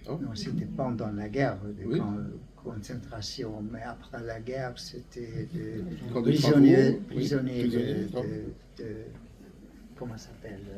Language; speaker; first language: French; non-native, learner; Hungarian